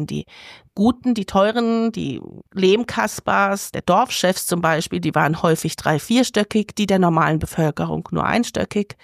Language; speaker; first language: German; native; German